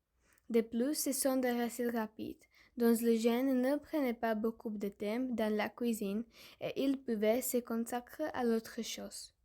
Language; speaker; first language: French; non-native, learner; Slovak